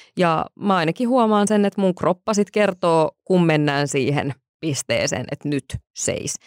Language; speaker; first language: Finnish; native; Finnish